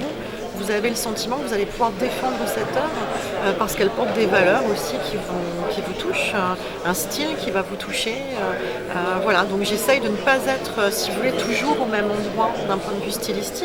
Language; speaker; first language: French; native; French